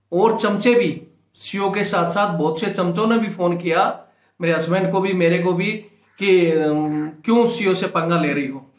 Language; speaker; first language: Hindi; native; Hindi